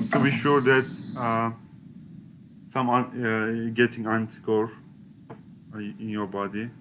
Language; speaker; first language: English; non-native, learner; Turkish